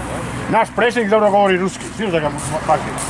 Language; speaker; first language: Bosnian; native; Bosnian